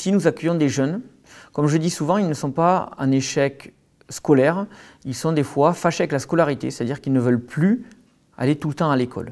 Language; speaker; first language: French; native; French